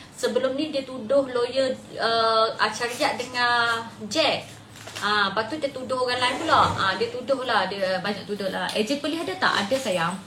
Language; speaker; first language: Malay; native; Malay